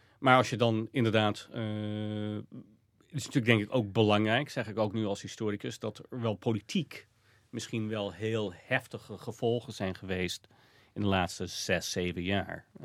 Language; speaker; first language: Dutch; non-native, fluent; English